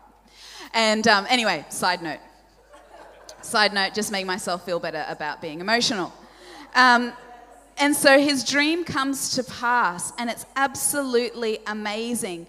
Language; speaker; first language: English; non-native, local second language; Polish